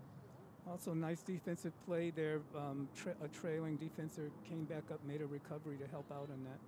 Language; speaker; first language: English; native; English